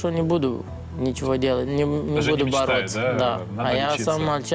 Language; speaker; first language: Russian; non-native, learner; Romanian